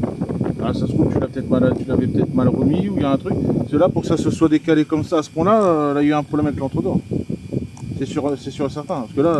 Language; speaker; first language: French; native; French